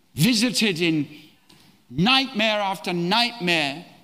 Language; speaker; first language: English; native; English